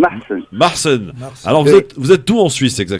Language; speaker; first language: French; native; French